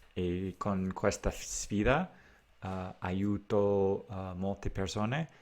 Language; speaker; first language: Italian; non-native, learner; English